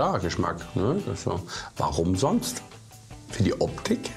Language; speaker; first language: German; native; German